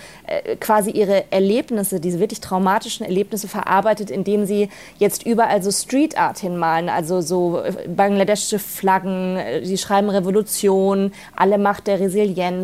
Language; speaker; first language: German; native; German